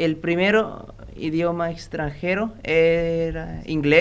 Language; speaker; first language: Spanish; non-native, learner; Indonesian